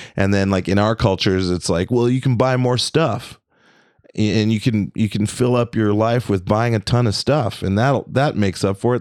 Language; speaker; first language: English; early bilingual, other home language; French